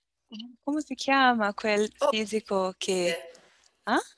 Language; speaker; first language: Italian; non-native, learner; Portuguese